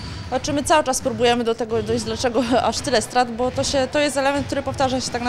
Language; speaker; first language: Polish; native; Polish